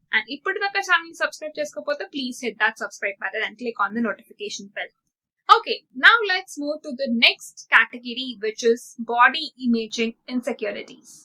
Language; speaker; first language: English; non-native, local second language; Telugu